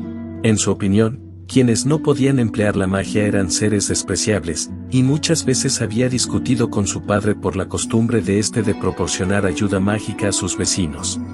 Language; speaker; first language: Spanish; native; Spanish